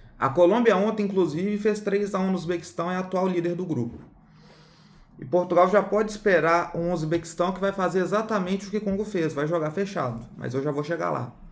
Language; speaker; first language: Portuguese; native; Portuguese